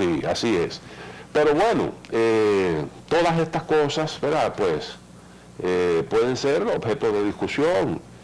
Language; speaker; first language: Spanish; native; Spanish